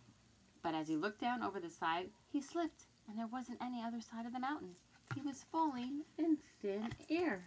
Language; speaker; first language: English; native; English